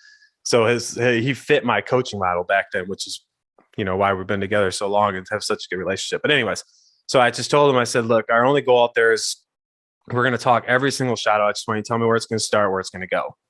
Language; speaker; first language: English; native; English